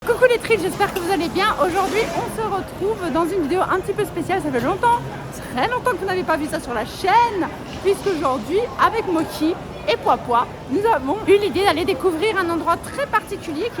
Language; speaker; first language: French; native; French